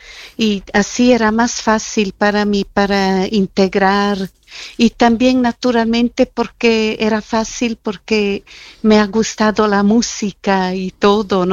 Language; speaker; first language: Spanish; non-native, fluent; German